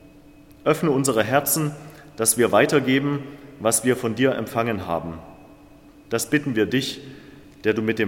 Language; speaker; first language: German; native; German